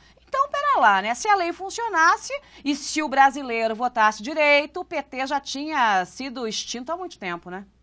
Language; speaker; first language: Portuguese; native; Portuguese